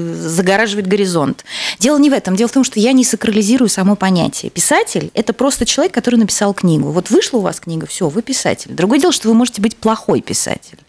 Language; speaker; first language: Russian; native; Russian